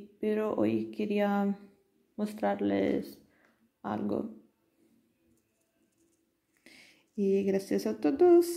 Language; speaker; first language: Spanish; non-native, learner; Italian